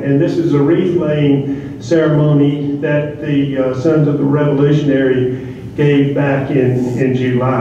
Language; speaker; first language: English; native; English